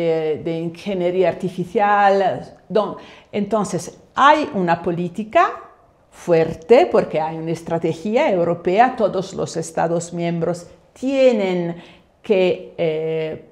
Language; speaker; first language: Spanish; non-native, fluent; Italian